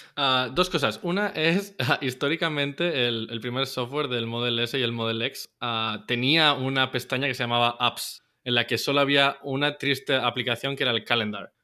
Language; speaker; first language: Spanish; native; Spanish